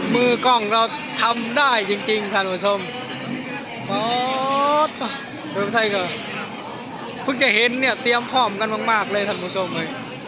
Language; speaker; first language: Thai; native; Thai